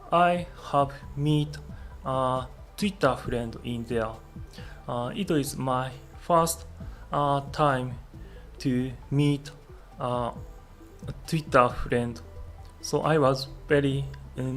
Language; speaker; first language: English; non-native, learner; Japanese